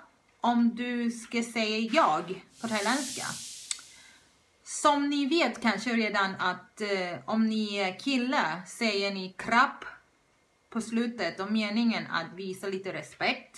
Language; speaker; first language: Swedish; non-native, fluent; Thai